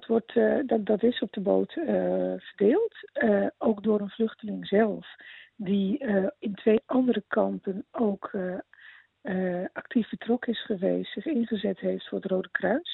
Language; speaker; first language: Dutch; native; Dutch